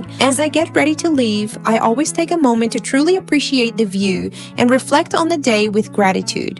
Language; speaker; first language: English; native; English